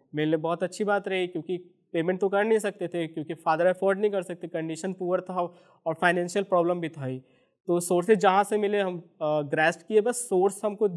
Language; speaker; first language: Hindi; native; Hindi